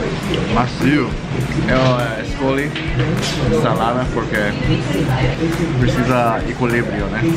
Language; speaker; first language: Portuguese; non-native, learner; English